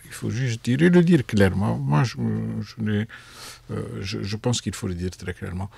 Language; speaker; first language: French; non-native, local second language; Arabic